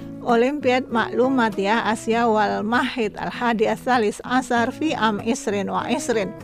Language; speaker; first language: Arabic; non-native, fluent; Indonesian